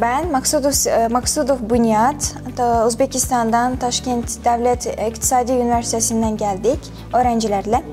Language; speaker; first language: Turkish; non-native, learner; Uzbek